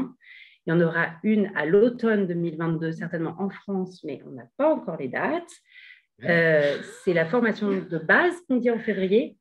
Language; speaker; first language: French; native; French